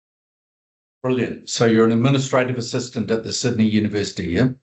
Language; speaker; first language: English; native; English